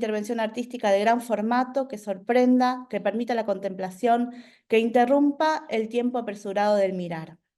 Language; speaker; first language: Spanish; native; Spanish